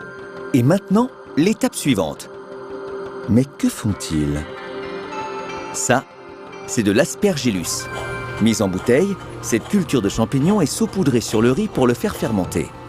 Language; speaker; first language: French; native; French